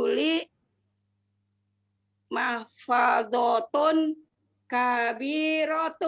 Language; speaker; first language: Arabic; non-native, learner; Indonesian